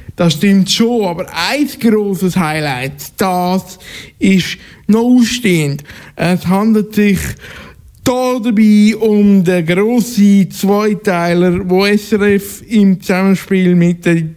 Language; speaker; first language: German; native; German